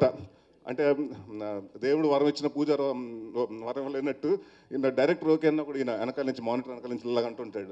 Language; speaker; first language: Telugu; native; Telugu